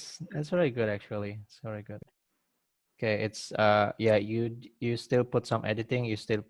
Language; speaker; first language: English; non-native, fluent; Indonesian